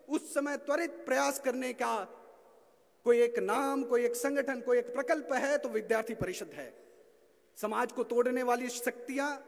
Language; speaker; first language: Hindi; native; Hindi